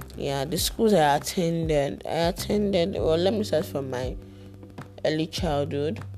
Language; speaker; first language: English; non-native, local second language; Yoruba